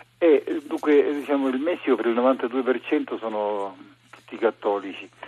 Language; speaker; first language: Italian; native; Italian